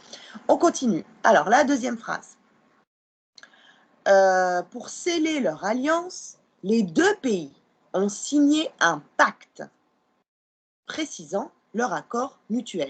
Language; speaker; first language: French; non-native, local second language; Arabic